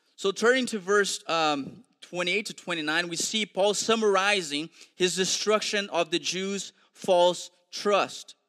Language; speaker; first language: English; non-native, fluent; Portuguese